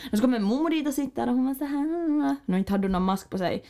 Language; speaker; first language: Swedish; native; Swedish